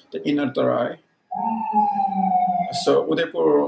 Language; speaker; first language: English; non-native, local second language; Maithili